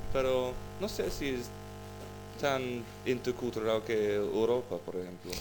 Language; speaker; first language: Spanish; non-native, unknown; English